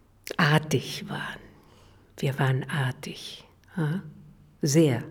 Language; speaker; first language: German; non-native, fluent; Spanish